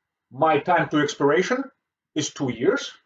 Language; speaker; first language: English; non-native, fluent; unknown